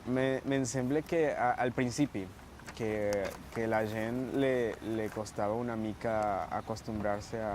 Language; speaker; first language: Catalan; non-native, learner; Spanish